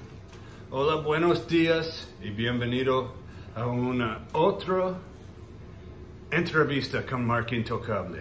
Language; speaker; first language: Spanish; non-native, learner; English